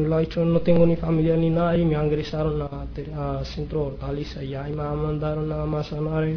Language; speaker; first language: Spanish; non-native, learner; Arabic